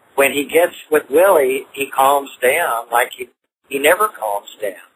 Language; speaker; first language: English; native; English